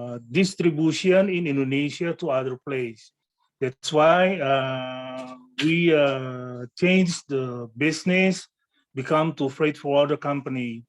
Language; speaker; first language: English; non-native, fluent; Indonesian